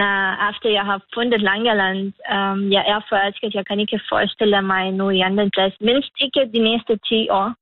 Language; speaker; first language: Danish; non-native, learner; Lithuanian